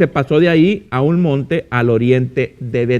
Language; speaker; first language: Spanish; native; Spanish